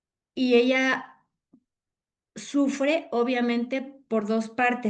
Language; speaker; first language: Spanish; native; Spanish